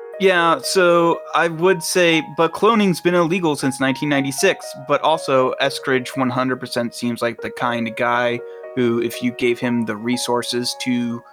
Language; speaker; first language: English; native; English